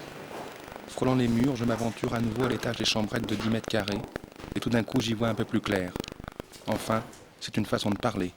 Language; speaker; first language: French; native; French